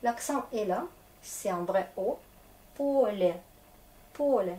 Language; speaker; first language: French; non-native, fluent; Russian